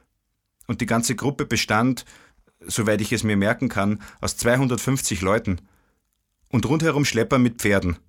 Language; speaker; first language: German; non-native, fluent; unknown